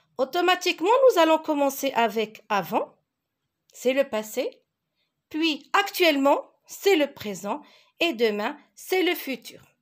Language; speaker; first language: French; non-native, local second language; Arabic